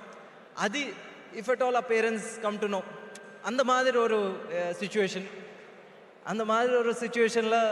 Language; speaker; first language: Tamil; non-native, learner; Telugu